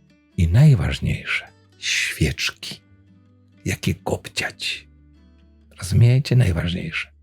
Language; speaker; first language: Polish; non-native, learner; Belarusian